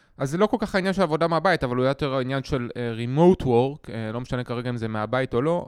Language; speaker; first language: Hebrew; native; Hebrew